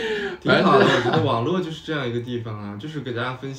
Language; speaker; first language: Chinese; native; Chinese